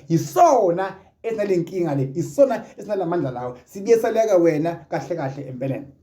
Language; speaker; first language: Zulu; native; Zulu